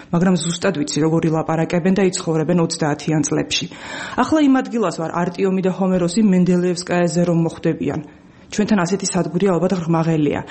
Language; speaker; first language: Georgian; native; Georgian